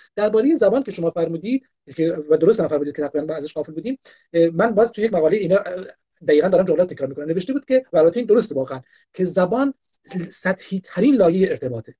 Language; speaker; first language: Persian; non-native, local second language; Kurdish